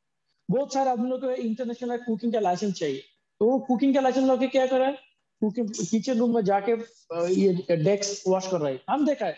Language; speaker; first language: Hindi; non-native, learner; Bangla